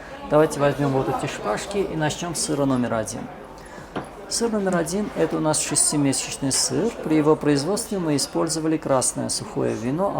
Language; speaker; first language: Russian; native; Russian